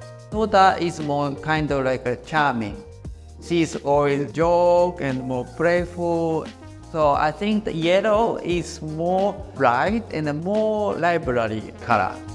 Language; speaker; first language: English; non-native, learner; Japanese